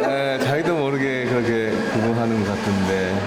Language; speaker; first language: Korean; non-native, fluent; Japanese